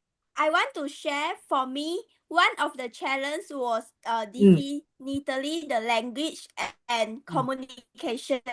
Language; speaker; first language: English; non-native, learner; Malay